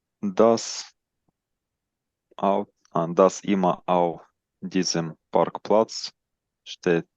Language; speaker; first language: German; non-native, learner; Ukrainian